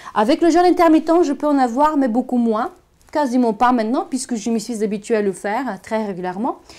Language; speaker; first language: French; non-native, fluent; Bulgarian